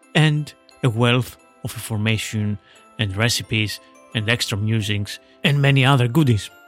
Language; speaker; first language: English; non-native, fluent; Greek